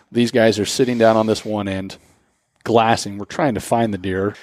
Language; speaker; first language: English; native; English